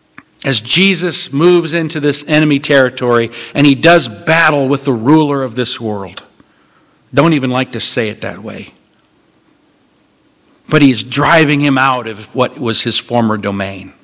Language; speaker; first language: English; native; English